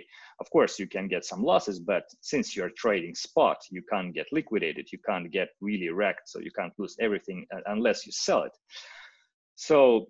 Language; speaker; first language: English; non-native, fluent; Russian